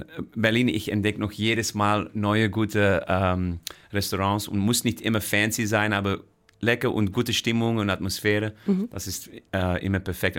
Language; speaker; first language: German; non-native, fluent; Dutch